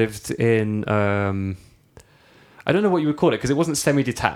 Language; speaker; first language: English; native; English